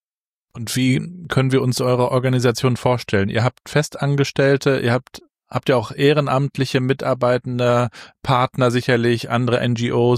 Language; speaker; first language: German; native; German